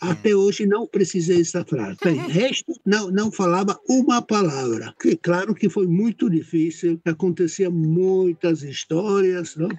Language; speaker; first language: Portuguese; non-native, fluent; Czech